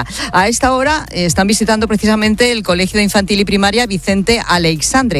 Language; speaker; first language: Spanish; native; Spanish